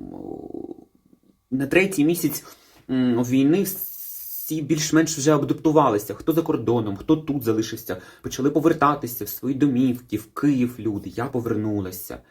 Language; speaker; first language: Ukrainian; non-native, local second language; Russian